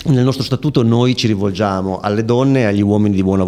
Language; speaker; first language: Italian; native; Italian